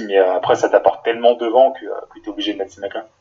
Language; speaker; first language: French; native; French